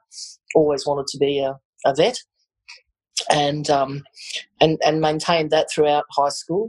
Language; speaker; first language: English; native; English